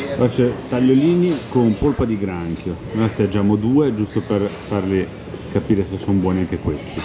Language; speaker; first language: Italian; native; Italian